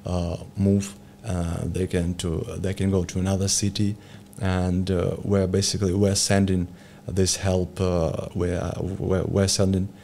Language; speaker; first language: English; non-native, learner; Ukrainian